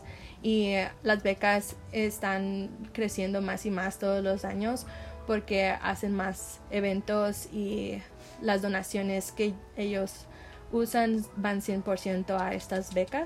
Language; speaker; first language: Spanish; non-native, learner; English